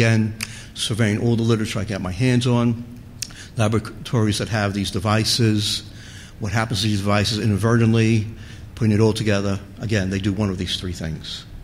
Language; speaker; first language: English; native; English